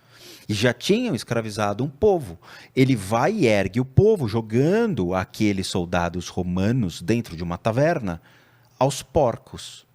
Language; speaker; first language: Portuguese; native; Portuguese